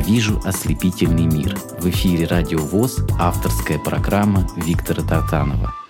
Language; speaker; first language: Russian; native; Russian